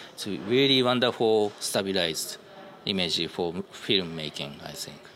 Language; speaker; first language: English; non-native, learner; Japanese